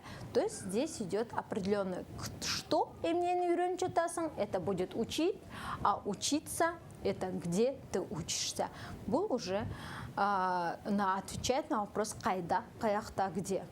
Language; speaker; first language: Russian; non-native, local second language; Kyrgyz